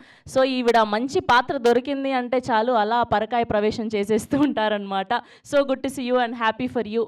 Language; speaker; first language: Telugu; native; Telugu